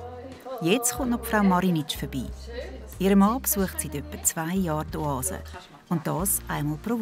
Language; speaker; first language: German; native; German